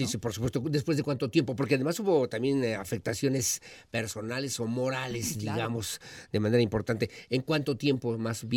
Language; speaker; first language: Spanish; native; Spanish